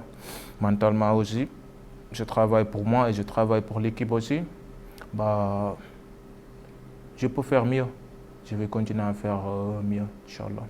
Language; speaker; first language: French; non-native, local second language; Wolof